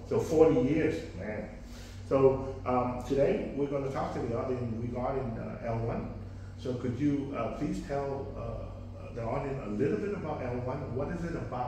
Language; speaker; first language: English; non-native, fluent; Vietnamese